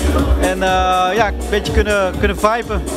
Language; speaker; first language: Dutch; native; Dutch